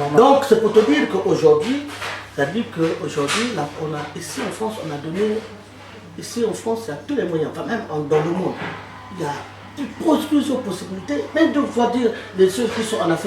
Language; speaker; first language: French; non-native, local second language; Lingala